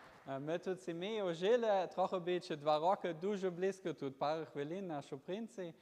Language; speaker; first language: Ukrainian; non-native, learner; German